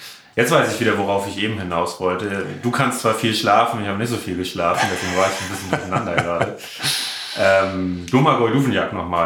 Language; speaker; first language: German; native; German